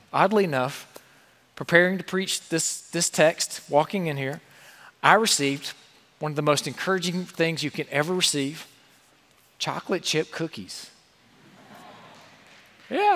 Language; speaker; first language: English; native; English